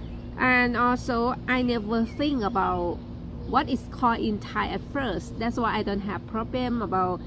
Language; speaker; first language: English; non-native, learner; Thai